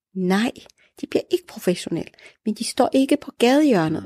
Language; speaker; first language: Danish; early bilingual, other home language; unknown